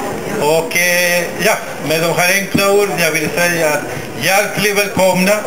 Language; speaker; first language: Swedish; non-native, fluent; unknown